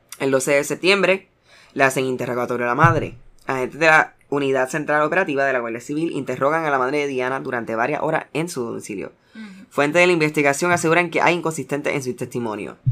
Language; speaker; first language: Spanish; early bilingual, heritage; Spanish